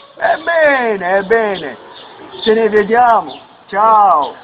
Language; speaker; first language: Italian; non-native, learner; Romanian